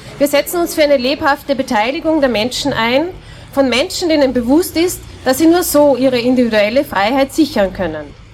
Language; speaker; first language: German; native; German